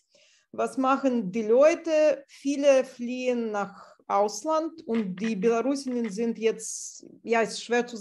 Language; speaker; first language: German; non-native, fluent; Russian